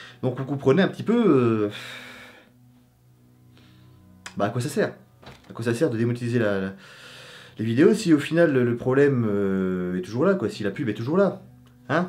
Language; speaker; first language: French; native; French